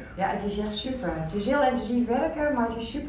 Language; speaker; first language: Dutch; native; Dutch